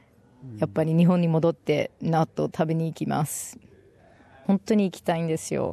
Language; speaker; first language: Japanese; non-native, fluent; English